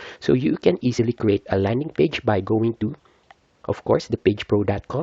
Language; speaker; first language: English; non-native, fluent; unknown